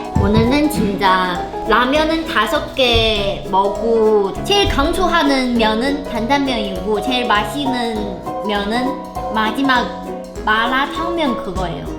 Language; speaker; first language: Korean; non-native, learner; Chinese